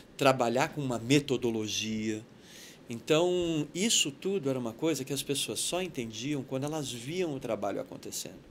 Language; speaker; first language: Portuguese; native; Portuguese